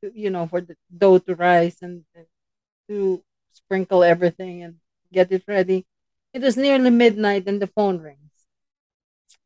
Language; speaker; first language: English; non-native, local second language; Filipino